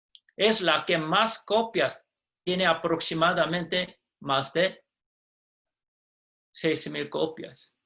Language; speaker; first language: Spanish; non-native, fluent; Korean